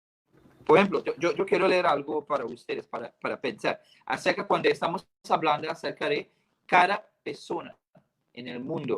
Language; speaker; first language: Spanish; non-native, fluent; English